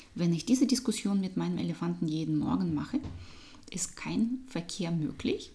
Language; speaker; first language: German; non-native, fluent; Russian